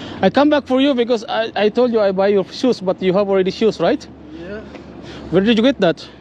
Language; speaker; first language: English; non-native, learner; Filipino